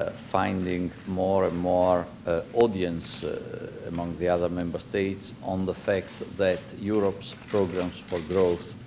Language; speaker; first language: English; non-native, fluent; Italian